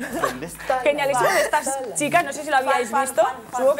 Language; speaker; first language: Spanish; native; Spanish